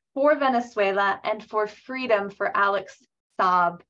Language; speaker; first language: English; native; English